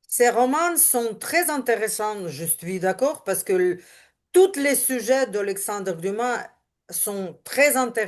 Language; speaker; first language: French; non-native, learner; Ukrainian